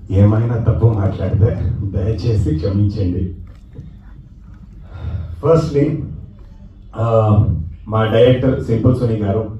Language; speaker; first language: Telugu; non-native, learner; Kannada